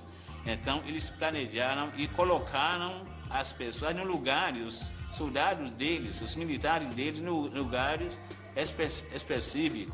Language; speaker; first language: Portuguese; non-native, fluent; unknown